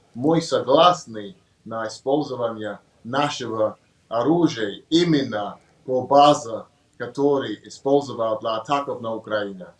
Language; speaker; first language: Russian; non-native, learner; English